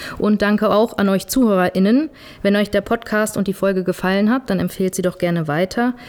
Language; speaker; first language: German; native; German